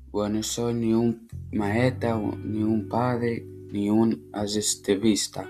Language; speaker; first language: Spanish; non-native, learner; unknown